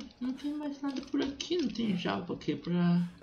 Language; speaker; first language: Portuguese; native; Portuguese